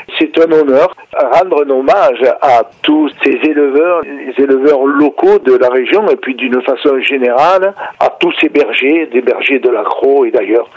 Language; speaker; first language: French; native; French